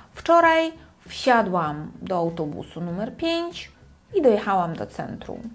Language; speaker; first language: Polish; non-native, fluent; Ukrainian